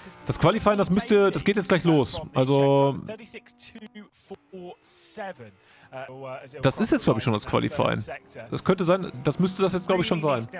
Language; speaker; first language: German; native; German